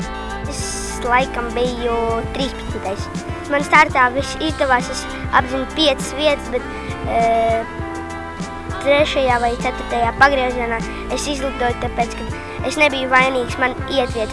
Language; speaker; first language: Latvian; non-native, local second language; Russian